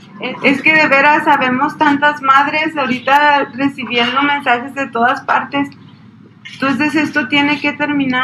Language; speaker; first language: Spanish; native; Spanish